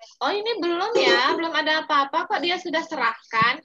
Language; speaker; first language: Indonesian; non-native, local second language; Balinese